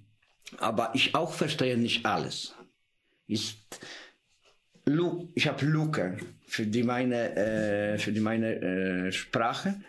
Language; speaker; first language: German; non-native, learner; Polish